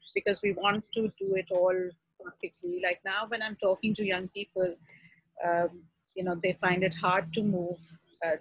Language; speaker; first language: English; non-native, local second language; Urdu